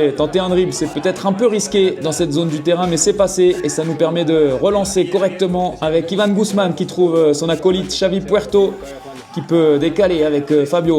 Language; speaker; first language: French; native; French